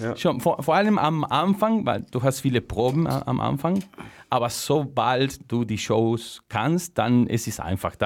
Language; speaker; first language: German; non-native, fluent; Spanish